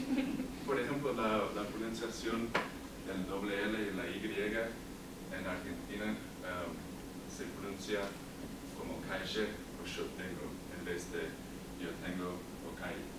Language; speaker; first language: Spanish; non-native, learner; English